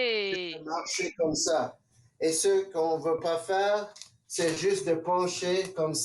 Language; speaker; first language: French; non-native, local second language; English